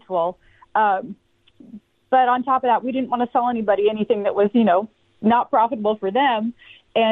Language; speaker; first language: English; native; English